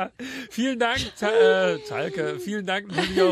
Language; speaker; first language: German; native; German